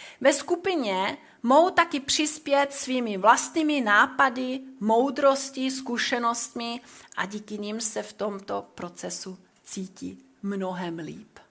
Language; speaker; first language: Czech; non-native, fluent; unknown